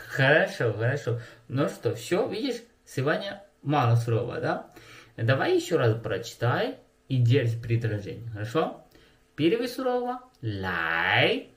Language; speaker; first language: Russian; non-native, learner; Chinese